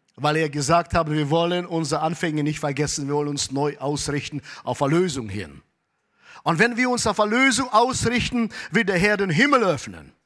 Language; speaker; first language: German; early bilingual, heritage; German